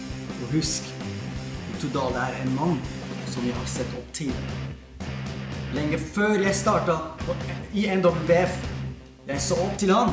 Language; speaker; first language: Norwegian; non-native, fluent; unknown